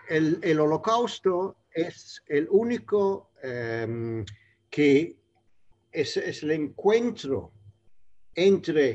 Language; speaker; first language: Spanish; non-native, fluent; English